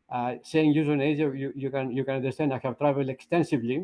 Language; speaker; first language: English; non-native, fluent; Greek